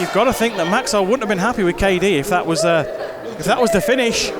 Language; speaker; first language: English; native; English